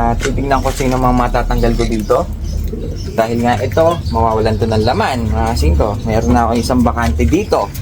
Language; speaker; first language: Filipino; native; Filipino